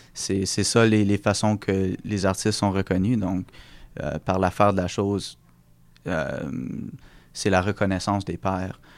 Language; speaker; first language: French; native; French